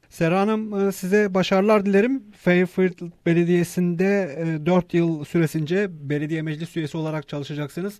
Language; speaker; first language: Turkish; native; Turkish